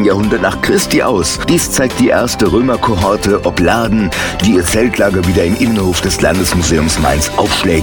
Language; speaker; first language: German; native; German